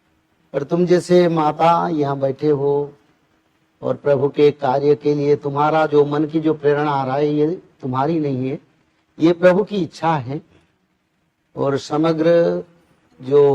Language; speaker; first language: Hindi; non-native, local second language; Odia